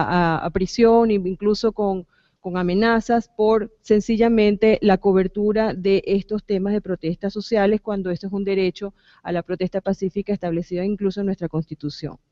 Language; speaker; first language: Spanish; native; Spanish